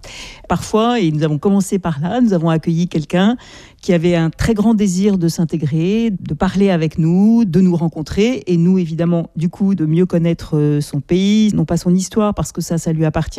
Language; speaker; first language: French; native; French